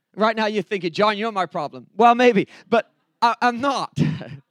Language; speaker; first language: English; native; English